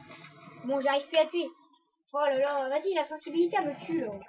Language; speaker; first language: French; native; French